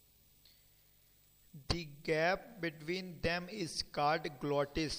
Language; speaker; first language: English; non-native, local second language; Hindi